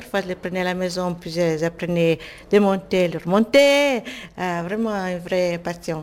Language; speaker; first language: French; non-native, fluent; Italian